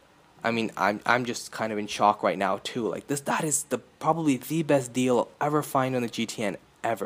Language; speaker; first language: English; native; English